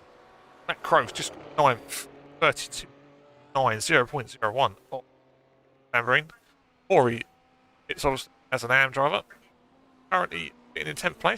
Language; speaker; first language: English; native; English